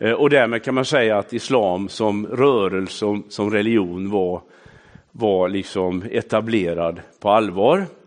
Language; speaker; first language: Swedish; native; Swedish